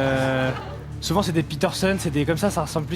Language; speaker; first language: French; native; French